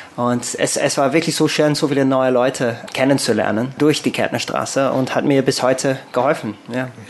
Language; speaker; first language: German; non-native, fluent; English